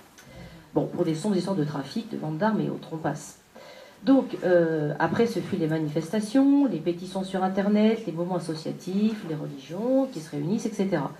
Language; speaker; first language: French; native; French